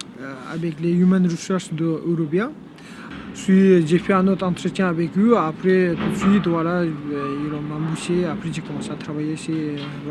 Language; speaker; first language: French; non-native, fluent; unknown